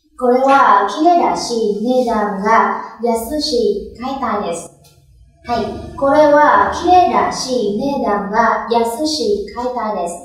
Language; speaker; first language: Japanese; non-native, fluent; Vietnamese